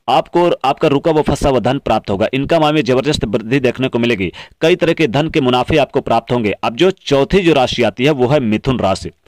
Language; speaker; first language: Hindi; native; Hindi